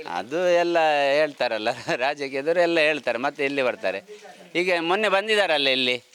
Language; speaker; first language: Kannada; native; Kannada